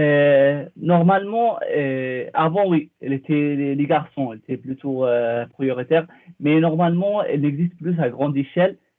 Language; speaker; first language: French; non-native, fluent; Arabic